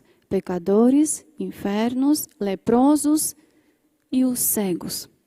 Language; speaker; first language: Portuguese; non-native, fluent; Polish